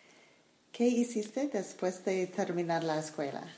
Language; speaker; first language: Spanish; non-native, learner; English